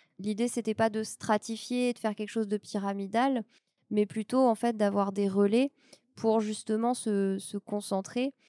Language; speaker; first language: French; native; French